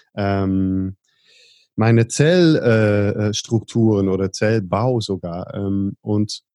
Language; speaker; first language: German; non-native, fluent; Dutch